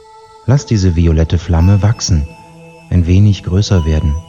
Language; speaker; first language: German; native; German